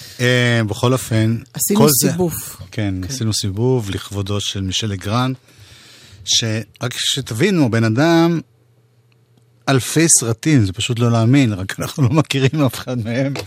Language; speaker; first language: Hebrew; native; Hebrew